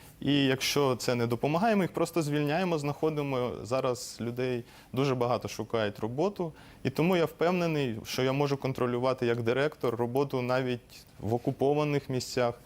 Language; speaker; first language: Ukrainian; native; Ukrainian